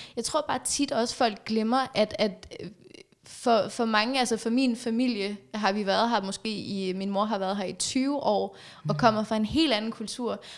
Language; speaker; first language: Danish; early bilingual, other home language; Persian